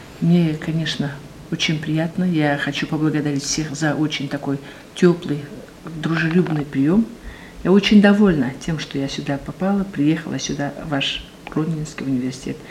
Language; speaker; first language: Russian; non-native, local second language; Kazakh